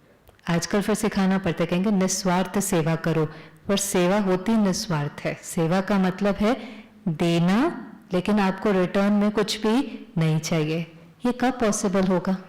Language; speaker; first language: Hindi; native; Hindi